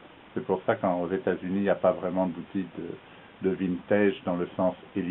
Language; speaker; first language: French; native; French